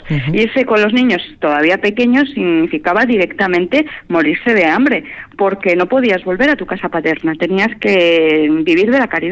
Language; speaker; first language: Spanish; native; Spanish